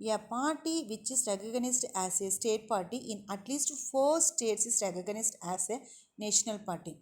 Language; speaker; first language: English; non-native, local second language; Tamil